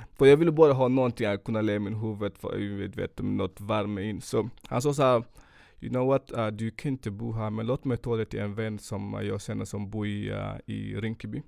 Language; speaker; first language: Swedish; non-native, fluent; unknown